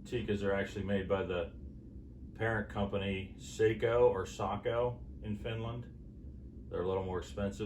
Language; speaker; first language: English; native; English